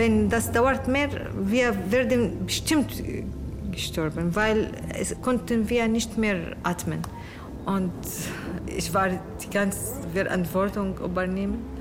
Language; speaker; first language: German; non-native, learner; Arabic